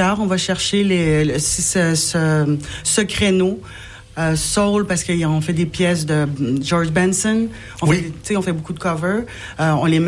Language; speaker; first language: French; native; French